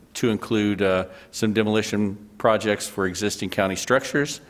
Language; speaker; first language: English; native; English